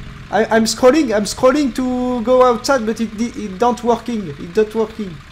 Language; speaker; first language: English; non-native, learner; French